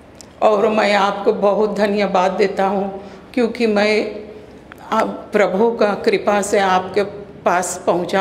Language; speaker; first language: Hindi; early bilingual, heritage; Caribbean Hindustani